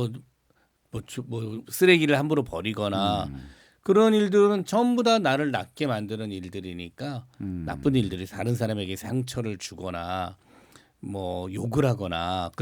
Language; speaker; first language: Korean; native; Korean